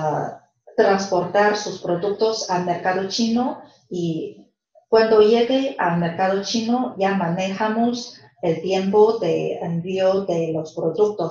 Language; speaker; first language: Spanish; non-native, fluent; Chinese